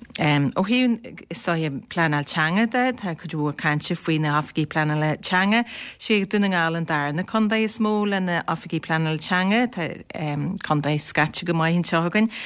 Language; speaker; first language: Irish; native; Irish